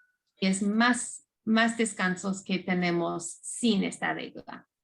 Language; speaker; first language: Spanish; non-native, fluent; English